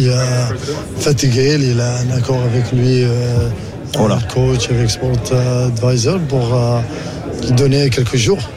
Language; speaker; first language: French; non-native, learner; Arabic